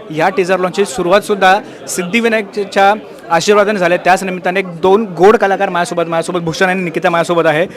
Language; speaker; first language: Marathi; native; Marathi